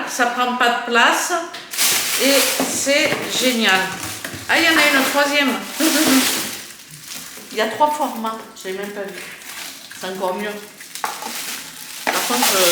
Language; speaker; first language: French; native; French